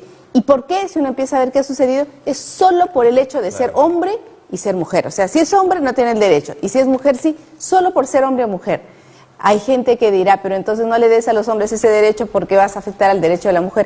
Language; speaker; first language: Spanish; native; Spanish